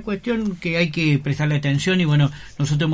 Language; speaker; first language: Spanish; native; Spanish